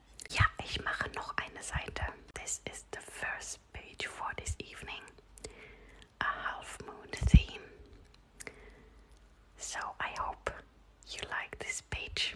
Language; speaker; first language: English; non-native, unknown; German